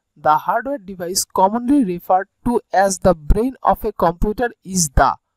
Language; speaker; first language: English; non-native, local second language; Bangla